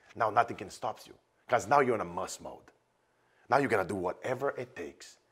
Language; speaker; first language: English; non-native, fluent; Portuguese